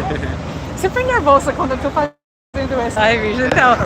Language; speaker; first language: Portuguese; non-native, learner; English